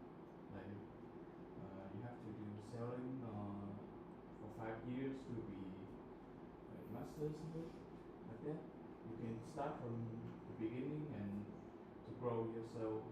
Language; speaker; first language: English; non-native, learner; Vietnamese